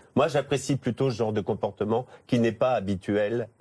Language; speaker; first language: French; native; French